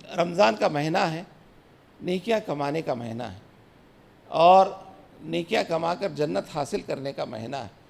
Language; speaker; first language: Urdu; native; Urdu